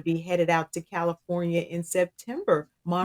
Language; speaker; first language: English; native; English